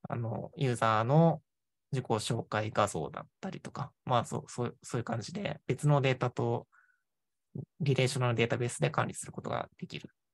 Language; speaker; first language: Japanese; native; Japanese